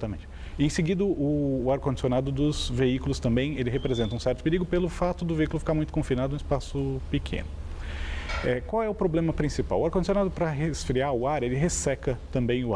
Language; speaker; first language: Portuguese; native; Portuguese